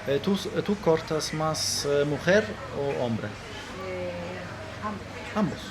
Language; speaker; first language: Spanish; non-native, learner; German